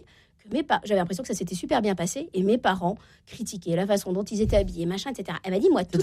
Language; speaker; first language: French; native; French